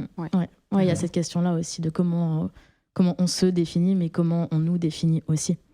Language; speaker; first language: French; native; French